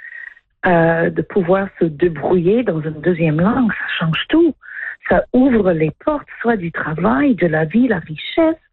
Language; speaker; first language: French; non-native, local second language; English